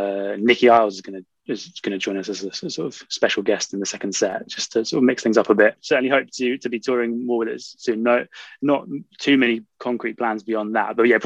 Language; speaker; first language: English; native; English